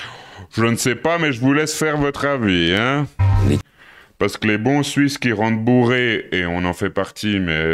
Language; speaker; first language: French; native; French